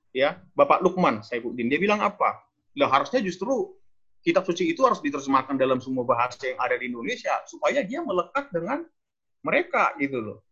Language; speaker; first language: Indonesian; non-native, local second language; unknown